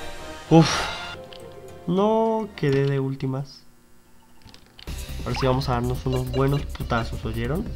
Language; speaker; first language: Spanish; native; Spanish